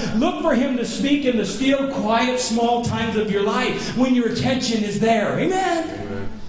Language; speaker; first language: English; native; English